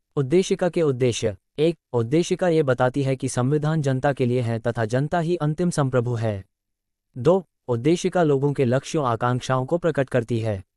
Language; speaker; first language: Hindi; native; Hindi